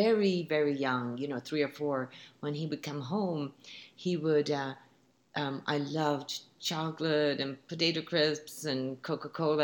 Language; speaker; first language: English; native; English